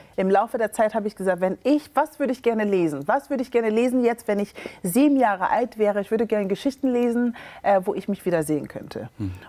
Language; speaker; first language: German; early bilingual, other home language; Akan